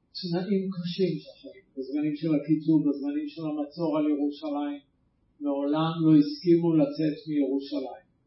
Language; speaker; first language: Hebrew; native; Hebrew